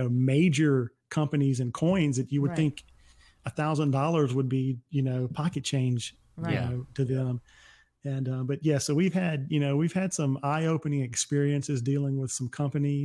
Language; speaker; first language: English; native; English